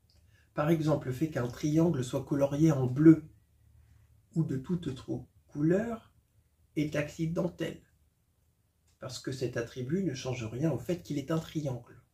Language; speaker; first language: French; native; French